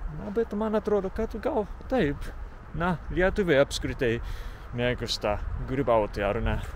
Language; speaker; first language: Lithuanian; non-native, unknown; Japanese